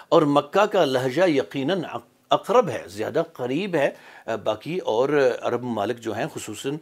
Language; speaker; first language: Urdu; native; Urdu